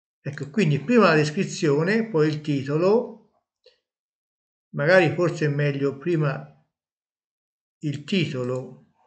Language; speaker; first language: Italian; native; Italian